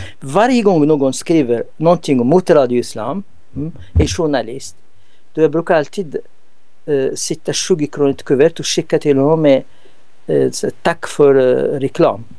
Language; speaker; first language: Swedish; non-native, fluent; Arabic